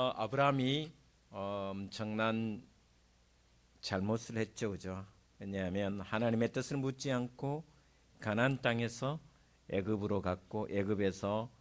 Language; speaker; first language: Korean; native; Korean